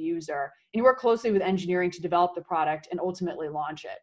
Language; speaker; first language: English; native; English